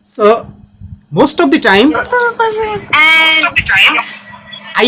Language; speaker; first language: English; non-native, learner; Bangla